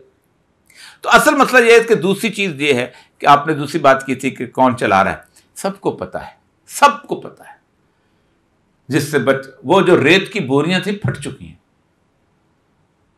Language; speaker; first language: Urdu; native; Urdu